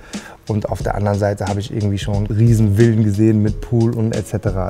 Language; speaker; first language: German; early bilingual, other home language; Turkish